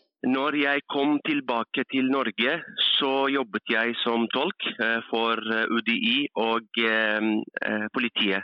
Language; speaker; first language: Norwegian; early bilingual, other home language; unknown